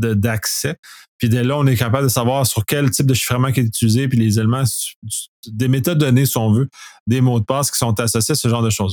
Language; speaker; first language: French; native; French